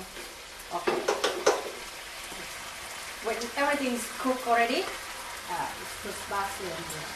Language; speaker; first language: English; non-native, learner; Thai